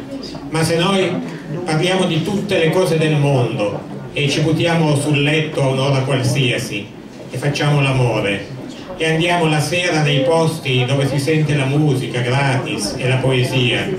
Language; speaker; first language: Italian; native; Italian